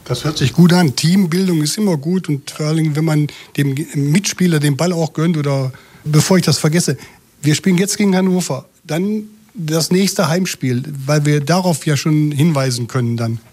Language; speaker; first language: German; native; German